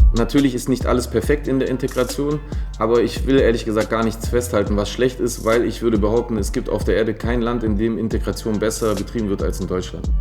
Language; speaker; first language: German; native; German